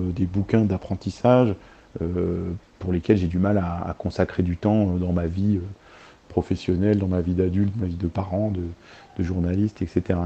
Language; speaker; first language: French; early bilingual, other home language; Arabic